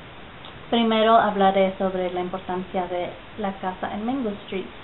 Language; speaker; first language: Spanish; early bilingual, heritage; Spanish